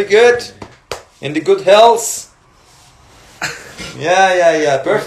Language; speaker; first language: English; non-native, learner; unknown